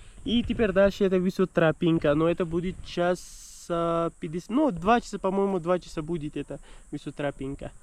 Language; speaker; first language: Russian; non-native, learner; Urdu